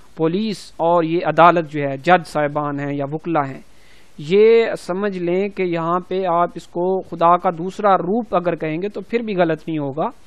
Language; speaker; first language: Urdu; non-native, local second language; Punjabi